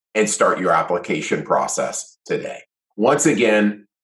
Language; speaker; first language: English; native; English